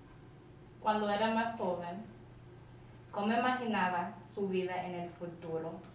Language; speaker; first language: Spanish; non-native, learner; English